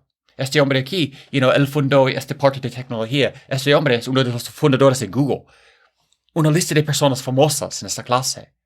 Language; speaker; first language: Spanish; non-native, fluent; English